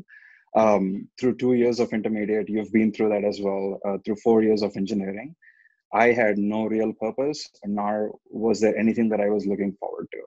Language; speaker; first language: English; non-native, local second language; Telugu